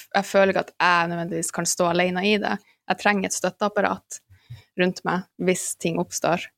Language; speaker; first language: Norwegian; native; Norwegian